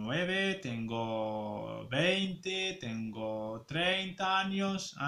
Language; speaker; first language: Spanish; non-native, fluent; Arabic